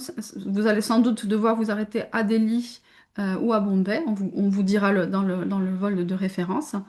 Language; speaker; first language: French; native; French